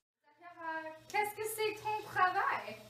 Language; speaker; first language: French; non-native, learner; English